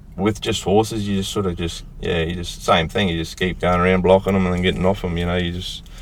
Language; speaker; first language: English; native; English